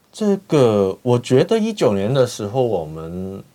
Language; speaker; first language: Chinese; non-native, fluent; Cantonese